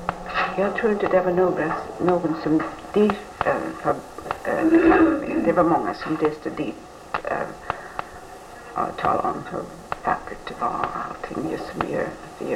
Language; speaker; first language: Swedish; early bilingual, heritage; Swedish